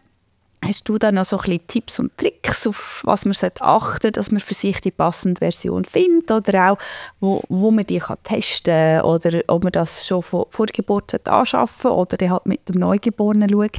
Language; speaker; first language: German; native; German